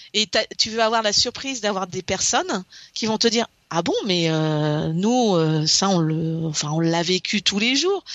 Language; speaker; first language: French; native; French